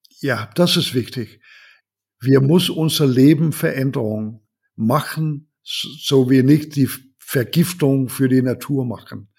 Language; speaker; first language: German; non-native, learner; Danish